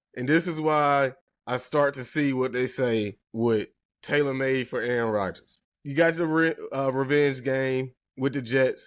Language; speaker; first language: English; native; English